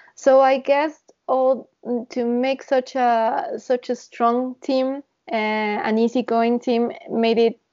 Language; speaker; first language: English; non-native, fluent; Spanish